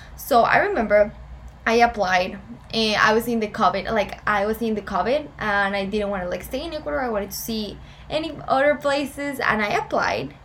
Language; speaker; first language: English; non-native, fluent; Spanish